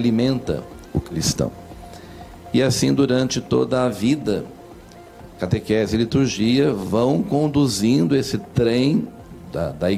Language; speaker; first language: Portuguese; native; Portuguese